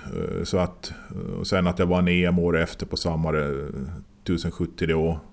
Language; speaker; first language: Swedish; native; Swedish